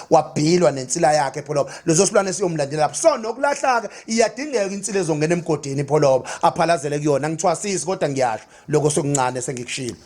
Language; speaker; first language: Zulu; native; Zulu